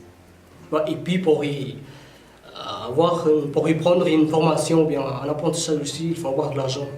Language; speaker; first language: French; non-native, fluent; Tigrinya